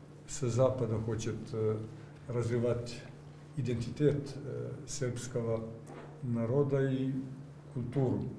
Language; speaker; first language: Russian; non-native, learner; Serbian